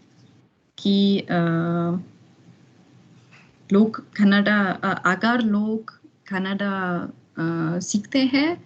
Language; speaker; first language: Hindi; non-native, learner; German